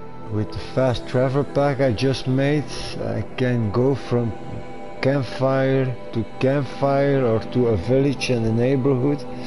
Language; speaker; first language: English; non-native, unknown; Dutch